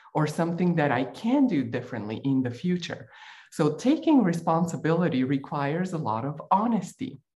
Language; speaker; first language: English; non-native, fluent; Bulgarian